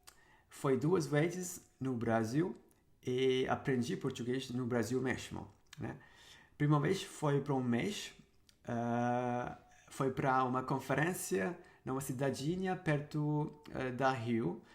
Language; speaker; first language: Portuguese; non-native, fluent; Sinhala